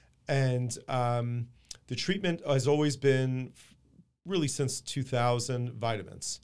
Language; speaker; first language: English; native; English